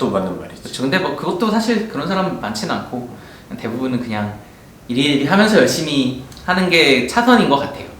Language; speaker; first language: Korean; native; Korean